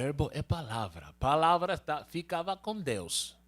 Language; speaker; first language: Portuguese; non-native, learner; Spanish